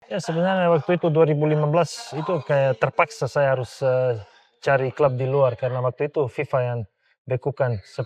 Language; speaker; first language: Indonesian; non-native, fluent; Serbian